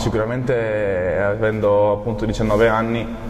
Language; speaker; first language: Italian; native; Italian